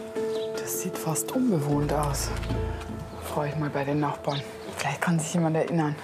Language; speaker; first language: German; native; German